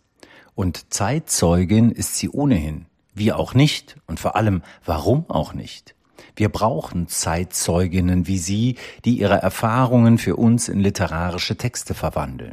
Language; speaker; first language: German; native; German